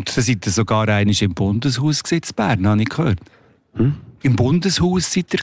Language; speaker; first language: German; native; German